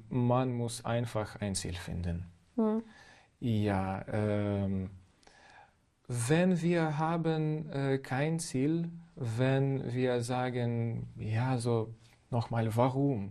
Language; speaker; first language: German; non-native, fluent; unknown